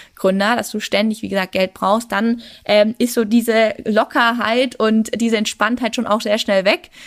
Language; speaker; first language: German; native; German